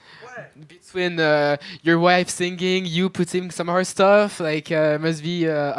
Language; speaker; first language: English; non-native, fluent; French